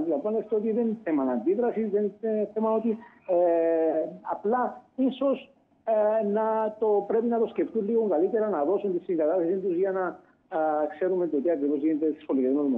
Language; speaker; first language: Greek; native; Greek